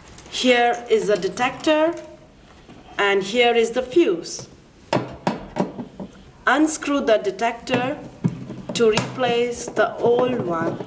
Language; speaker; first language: English; non-native, learner; Chinese